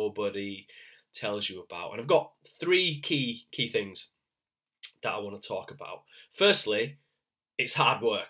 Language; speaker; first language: English; native; English